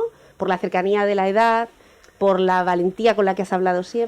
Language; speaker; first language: Spanish; native; Spanish